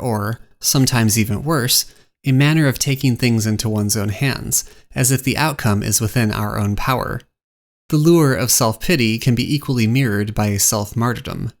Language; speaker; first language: English; native; English